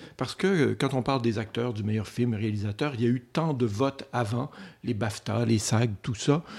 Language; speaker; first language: French; native; French